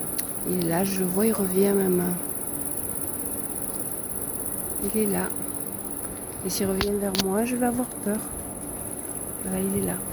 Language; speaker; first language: French; native; French